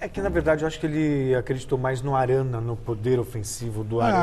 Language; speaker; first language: Portuguese; native; Portuguese